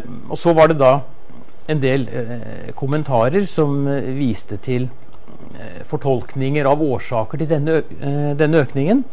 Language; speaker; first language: Norwegian; native; Norwegian